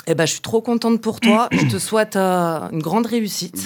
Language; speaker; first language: French; native; French